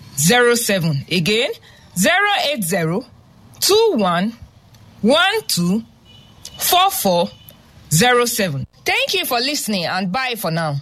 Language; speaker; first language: Nigerian Pidgin; native; Nigerian Pidgin